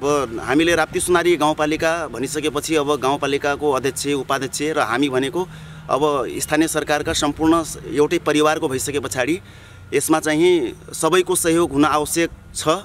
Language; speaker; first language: Nepali; non-native, local second language; Dangaura Tharu